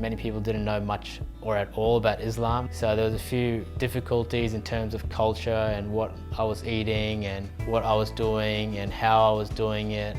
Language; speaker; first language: English; early bilingual, other home language; Urdu